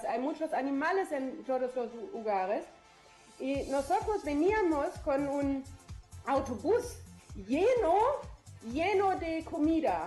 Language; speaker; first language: Spanish; non-native, learner; German